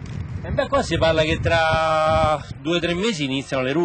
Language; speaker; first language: Italian; native; Italian